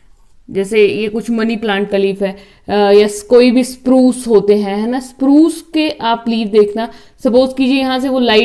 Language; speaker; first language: Hindi; native; Hindi